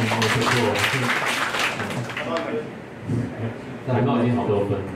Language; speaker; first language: Chinese; native; Chinese